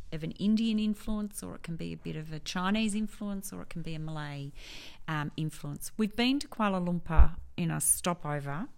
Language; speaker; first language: English; native; English